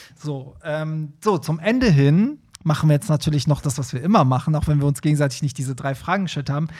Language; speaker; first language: German; early bilingual, other home language; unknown